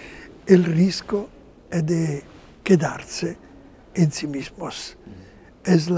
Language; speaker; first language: Spanish; non-native, fluent; Italian